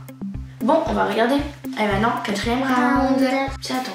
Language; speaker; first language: French; native; French